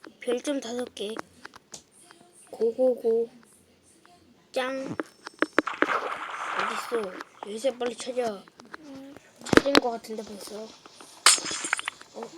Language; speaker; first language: Korean; native; Korean